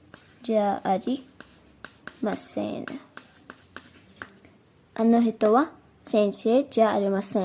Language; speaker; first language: Japanese; non-native, fluent; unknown